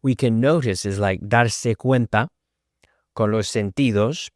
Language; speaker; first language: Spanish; non-native, fluent; English